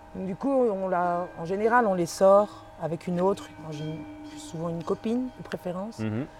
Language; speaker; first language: French; native; French